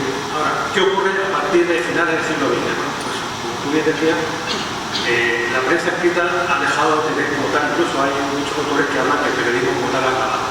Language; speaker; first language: Spanish; native; Spanish